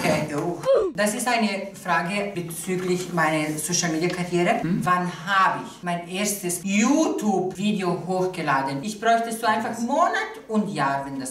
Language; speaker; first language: German; non-native, local second language; Italian